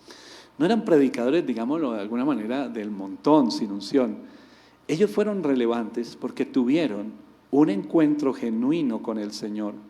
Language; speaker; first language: Spanish; native; Spanish